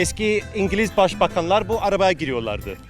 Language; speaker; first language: Turkish; early bilingual, heritage; Turkish